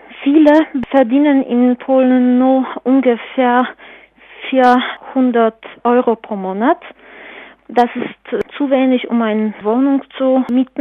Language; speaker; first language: German; non-native, fluent; Polish